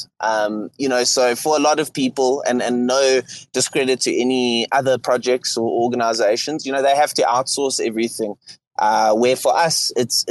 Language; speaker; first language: English; native; English